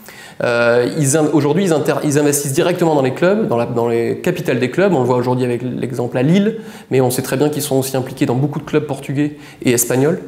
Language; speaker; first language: French; native; French